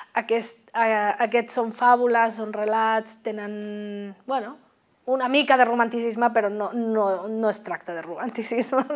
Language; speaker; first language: Catalan; non-native, fluent; Spanish